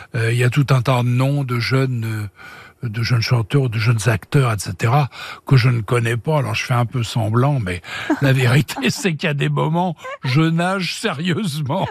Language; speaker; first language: French; native; French